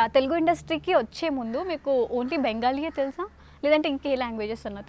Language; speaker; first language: Telugu; native; Telugu